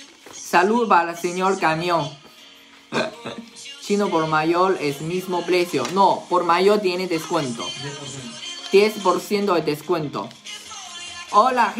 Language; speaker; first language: Spanish; non-native, learner; Chinese